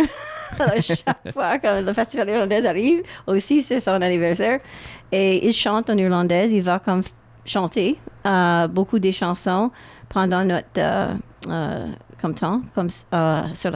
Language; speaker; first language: French; non-native, local second language; English